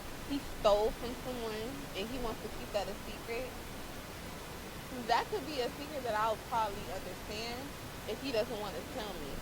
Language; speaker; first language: English; native; English